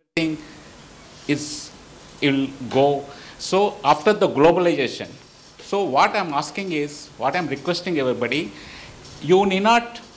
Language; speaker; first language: English; non-native, local second language; Telugu